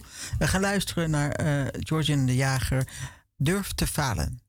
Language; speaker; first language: Dutch; native; Dutch